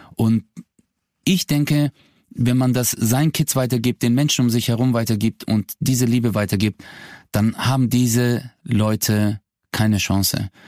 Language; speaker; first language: German; early bilingual, other home language; Turkish